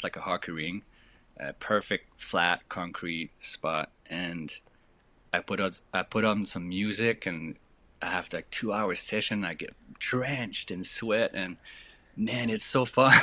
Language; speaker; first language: English; native; English